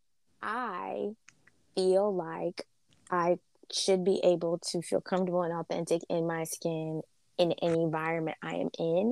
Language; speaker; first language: English; native; English